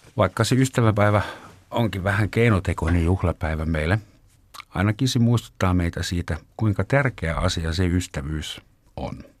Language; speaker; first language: Finnish; non-native, fluent; German